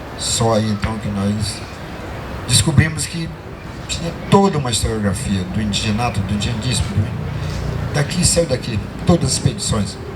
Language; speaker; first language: Portuguese; non-native, local second language; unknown